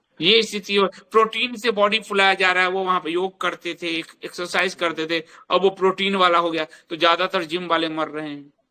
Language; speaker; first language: Hindi; native; Hindi